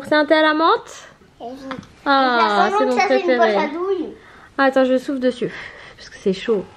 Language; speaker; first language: French; native; French